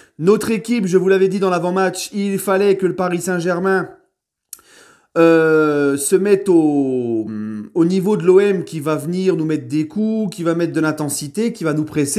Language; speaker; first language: French; native; French